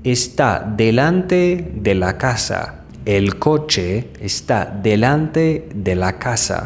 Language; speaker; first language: Spanish; non-native, fluent; Persian